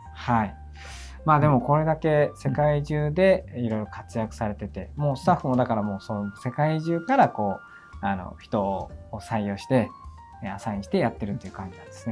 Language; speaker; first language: Japanese; native; Japanese